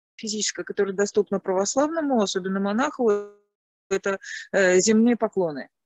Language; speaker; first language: Russian; native; Russian